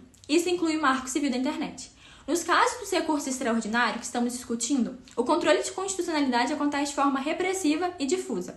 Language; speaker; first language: Portuguese; native; Portuguese